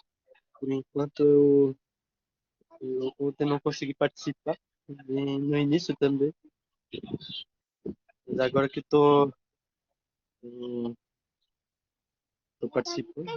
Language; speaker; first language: Portuguese; non-native, local second language; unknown